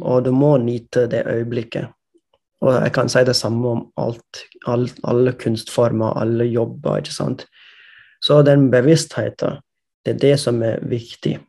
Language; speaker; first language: Norwegian; non-native, fluent; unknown